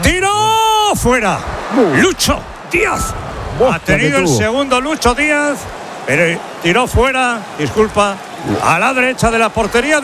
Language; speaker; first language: Spanish; native; Spanish